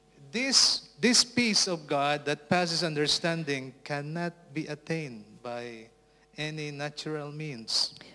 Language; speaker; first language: English; non-native, local second language; Filipino